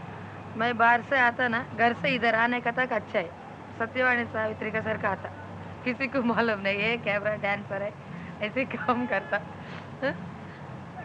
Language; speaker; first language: Hindi; non-native, local second language; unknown